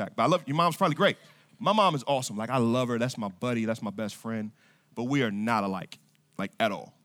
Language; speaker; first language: English; native; English